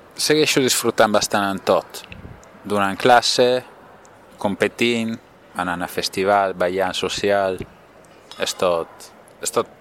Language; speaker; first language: Catalan; non-native, fluent; Italian